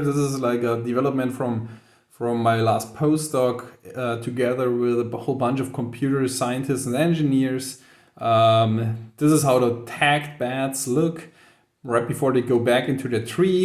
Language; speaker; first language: English; non-native, fluent; German